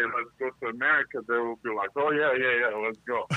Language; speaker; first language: English; non-native, fluent; Russian